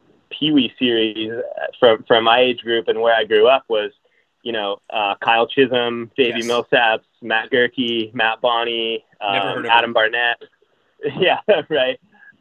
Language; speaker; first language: English; native; English